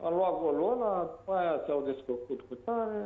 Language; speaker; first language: Romanian; native; Romanian